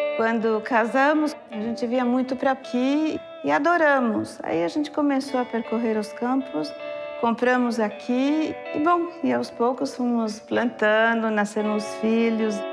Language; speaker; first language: Portuguese; non-native, fluent; Spanish